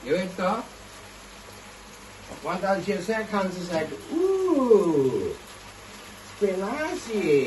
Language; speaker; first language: Dutch; non-native, local second language; Caribbean Hindustani